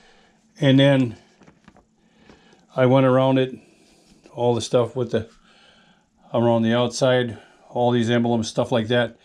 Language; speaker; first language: English; native; English